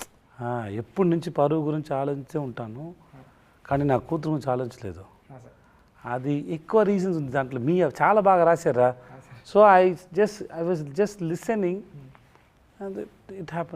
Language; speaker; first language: Telugu; non-native, learner; Tamil